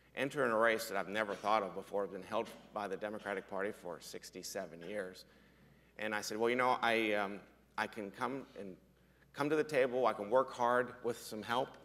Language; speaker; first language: English; native; English